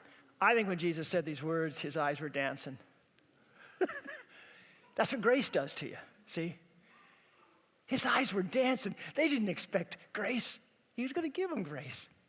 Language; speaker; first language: English; native; English